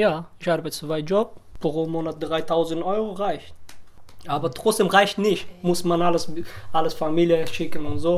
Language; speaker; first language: German; non-native, learner; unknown